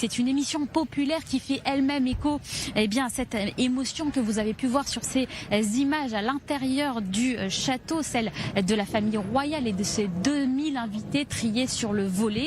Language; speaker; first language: French; native; French